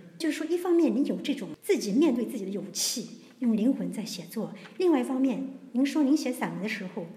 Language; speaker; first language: Chinese; native; Chinese